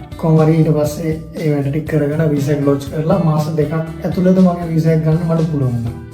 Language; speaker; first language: Sinhala; native; Sinhala